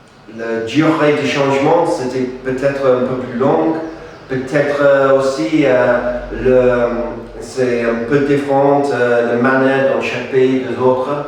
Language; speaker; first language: French; non-native, fluent; English